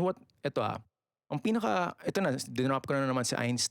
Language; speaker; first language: Filipino; native; Filipino